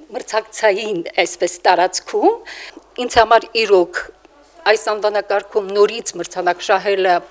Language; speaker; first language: Armenian; native; Armenian